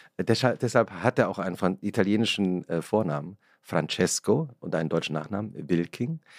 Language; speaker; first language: German; native; German